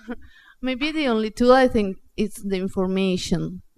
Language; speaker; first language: English; non-native, fluent; Italian